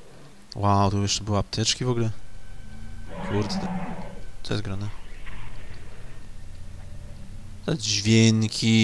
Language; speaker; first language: Polish; native; Polish